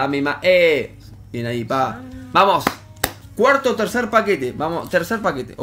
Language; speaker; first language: Spanish; native; Spanish